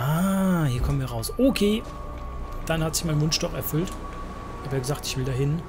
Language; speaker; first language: German; native; German